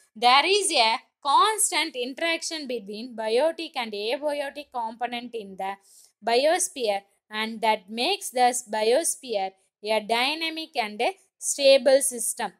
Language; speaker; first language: English; non-native, local second language; Tamil